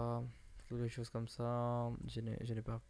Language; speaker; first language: French; non-native, learner; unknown